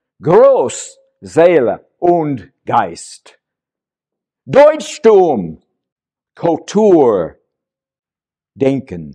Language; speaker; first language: German; non-native, learner; English